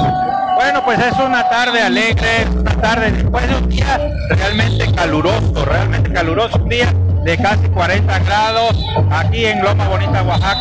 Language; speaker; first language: Spanish; native; Spanish